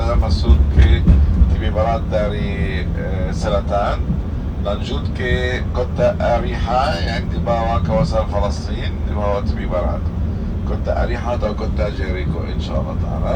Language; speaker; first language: Indonesian; non-native, fluent; Arabic